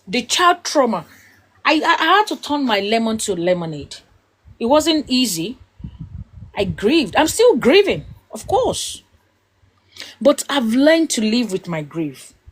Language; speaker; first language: English; non-native, local second language; Yoruba